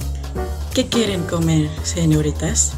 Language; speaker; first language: Spanish; non-native, learner; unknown